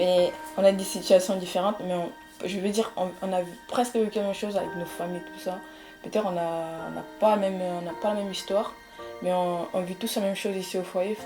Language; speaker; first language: French; early bilingual, other home language; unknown